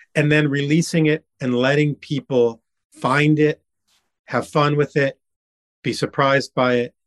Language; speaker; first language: English; native; English